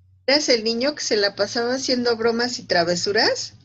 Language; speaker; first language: Spanish; native; Spanish